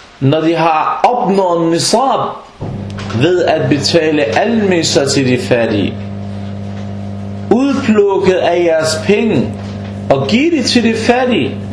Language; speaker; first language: Danish; non-native, fluent; Arabic